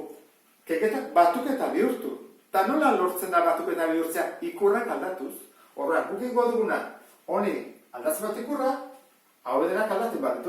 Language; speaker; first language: Basque; native; Basque